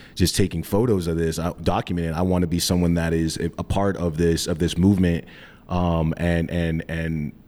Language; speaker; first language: English; native; English